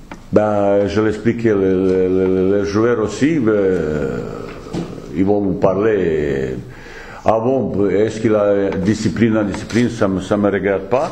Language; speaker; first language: French; non-native, fluent; Bosnian